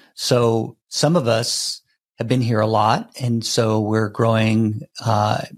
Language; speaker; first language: English; native; English